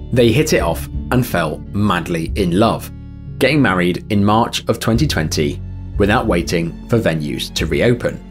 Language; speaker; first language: English; native; English